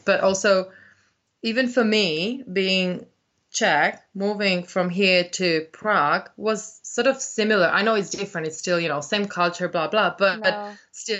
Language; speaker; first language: English; non-native, fluent; Czech